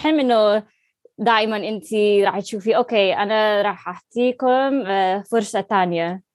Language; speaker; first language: Arabic; non-native, learner; English